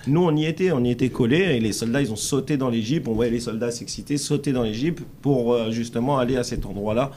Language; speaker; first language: French; native; French